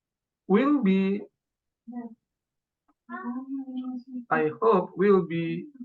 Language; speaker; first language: English; non-native, learner; Indonesian